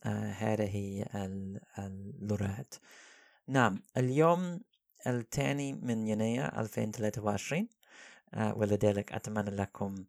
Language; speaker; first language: Arabic; non-native, learner; English